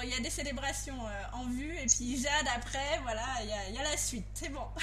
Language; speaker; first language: French; native; French